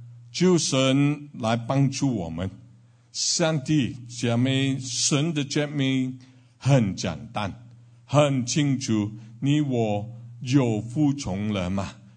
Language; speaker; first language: Chinese; non-native, learner; Cantonese